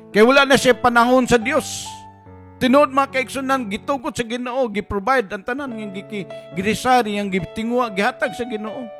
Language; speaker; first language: Cebuano; native; Cebuano